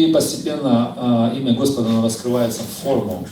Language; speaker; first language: Russian; native; Russian